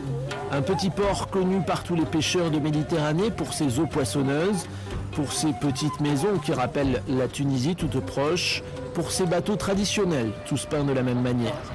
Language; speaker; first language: French; native; French